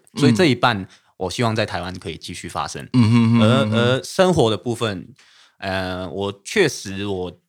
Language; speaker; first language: Chinese; non-native, fluent; Cantonese